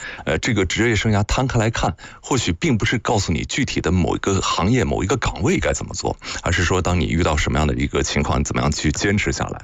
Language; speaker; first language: Chinese; native; Chinese